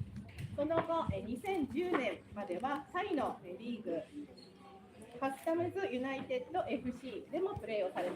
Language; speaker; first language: Japanese; native; Japanese